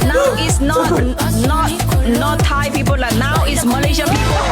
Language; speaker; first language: English; non-native, learner; Thai